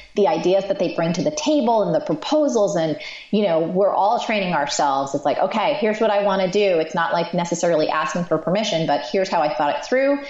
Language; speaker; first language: English; native; English